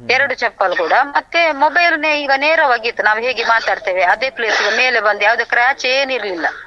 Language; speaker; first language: Kannada; native; Kannada